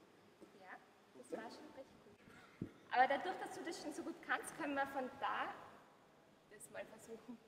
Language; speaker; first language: German; native; German